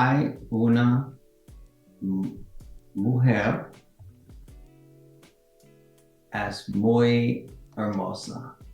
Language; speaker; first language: Spanish; non-native, learner; English